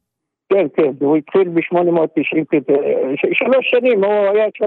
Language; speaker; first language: Hebrew; non-native, local second language; Arabic